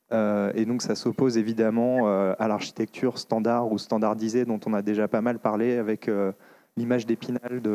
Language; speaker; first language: French; native; French